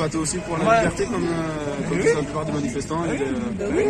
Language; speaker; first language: French; native; French